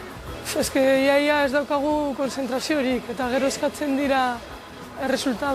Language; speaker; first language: Basque; non-native, local second language; Spanish